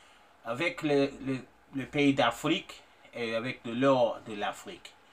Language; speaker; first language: French; non-native, fluent; English